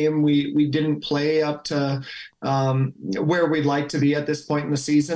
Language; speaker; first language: English; native; English